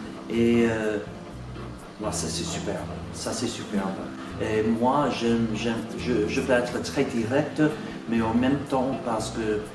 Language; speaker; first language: French; non-native, fluent; English